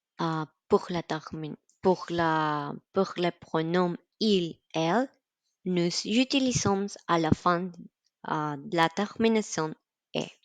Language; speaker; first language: French; non-native, learner; Spanish